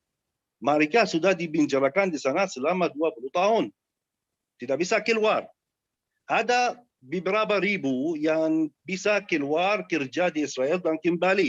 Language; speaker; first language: Indonesian; non-native, learner; Arabic